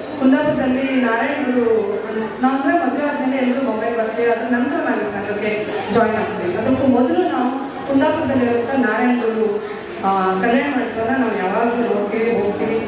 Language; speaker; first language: Kannada; native; Kannada